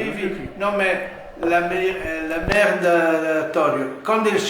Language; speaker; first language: French; non-native, fluent; Italian